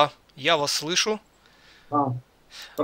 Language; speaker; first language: Russian; native; Russian